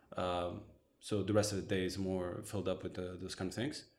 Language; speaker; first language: English; non-native, fluent; Arabic